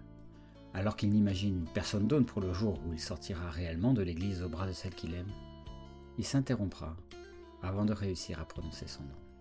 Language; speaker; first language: French; native; French